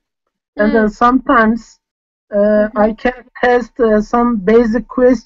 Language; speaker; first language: English; non-native, fluent; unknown